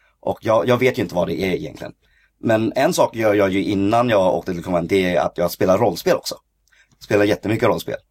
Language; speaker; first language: Swedish; early bilingual, other home language; Cantonese